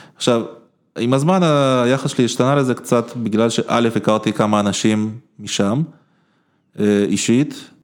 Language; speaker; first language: Hebrew; early bilingual, other home language; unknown